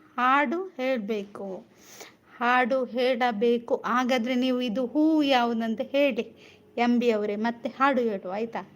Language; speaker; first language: Kannada; native; Kannada